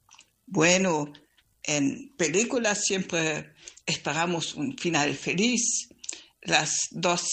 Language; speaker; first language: Spanish; non-native, fluent; German